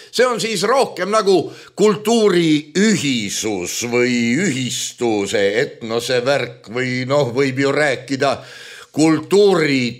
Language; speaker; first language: Estonian; native; Estonian